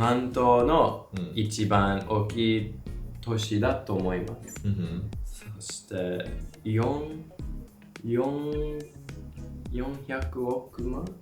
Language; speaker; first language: Japanese; non-native, learner; English